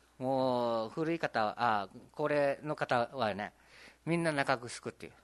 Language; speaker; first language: Japanese; native; Japanese